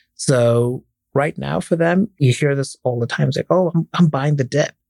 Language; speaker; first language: English; non-native, fluent; Arabic